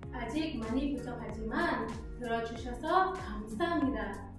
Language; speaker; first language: Korean; non-native, learner; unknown